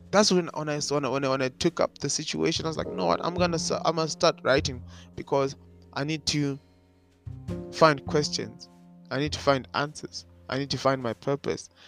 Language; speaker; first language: English; non-native, local second language; Shona